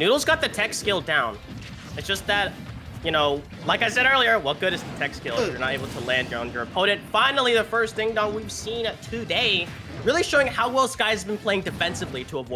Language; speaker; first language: English; native; English